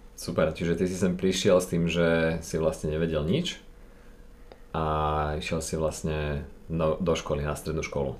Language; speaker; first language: Slovak; native; Slovak